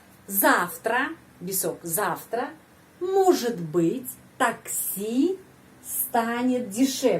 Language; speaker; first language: Russian; non-native, fluent; Indonesian